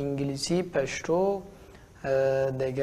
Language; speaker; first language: Persian; native; Persian